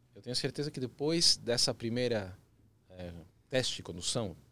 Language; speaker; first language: Portuguese; early bilingual, other home language; Spanish